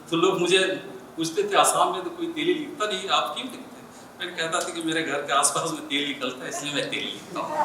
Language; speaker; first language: Hindi; non-native, local second language; Assamese